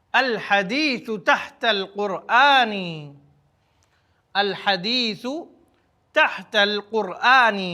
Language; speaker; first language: Arabic; non-native, fluent; Urdu